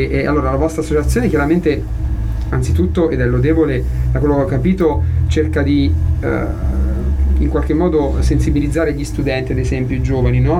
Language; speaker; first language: Italian; native; Italian